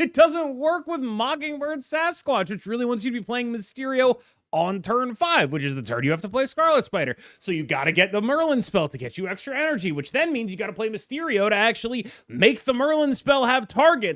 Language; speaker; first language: English; native; English